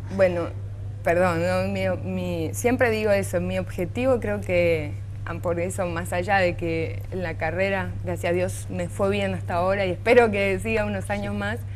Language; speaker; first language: Spanish; non-native, local second language; German